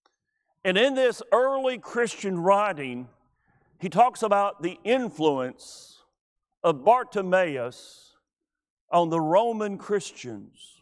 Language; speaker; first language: English; native; English